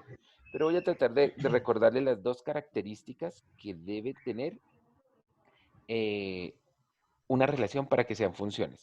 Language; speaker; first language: Spanish; native; Spanish